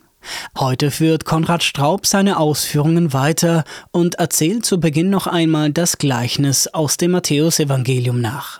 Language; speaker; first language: German; native; German